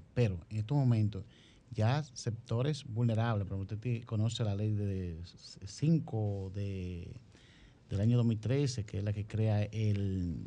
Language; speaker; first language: Spanish; native; Spanish